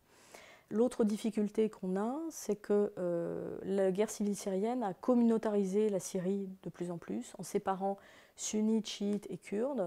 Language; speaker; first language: French; native; French